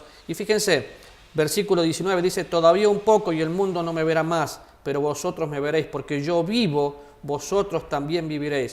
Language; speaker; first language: Spanish; native; Spanish